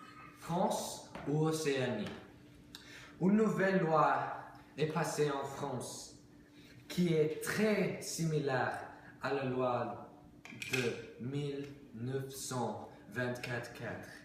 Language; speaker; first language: French; non-native, learner; English